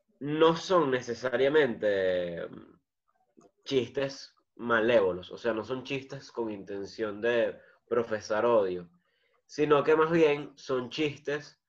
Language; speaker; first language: Spanish; native; Spanish